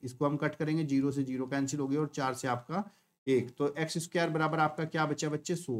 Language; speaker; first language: Hindi; native; Hindi